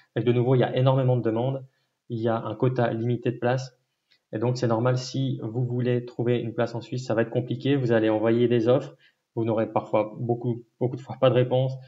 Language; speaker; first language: French; native; French